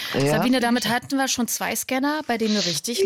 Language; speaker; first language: German; native; German